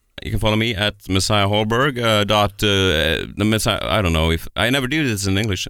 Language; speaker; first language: English; non-native, fluent; Swedish